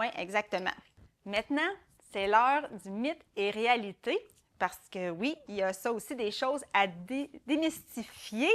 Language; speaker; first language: French; native; French